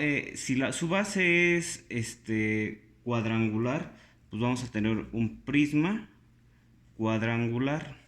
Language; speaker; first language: Spanish; native; Spanish